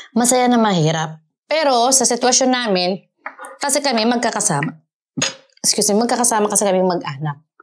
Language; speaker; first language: Filipino; native; Filipino